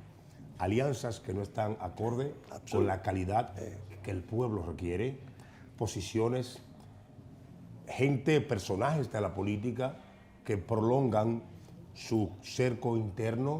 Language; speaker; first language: Spanish; native; Spanish